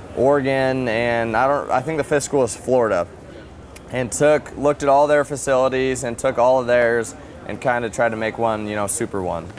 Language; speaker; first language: English; native; English